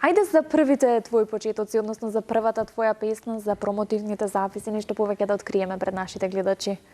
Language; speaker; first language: Macedonian; native; Macedonian